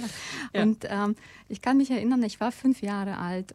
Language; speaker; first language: German; non-native, fluent; Russian